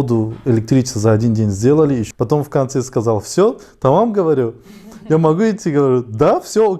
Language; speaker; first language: Russian; non-native, fluent; Tajik